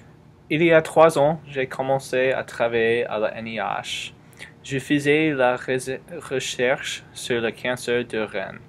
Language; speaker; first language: French; non-native, learner; English